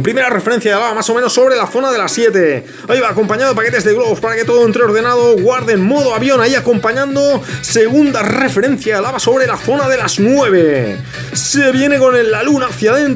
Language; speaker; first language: Spanish; native; Spanish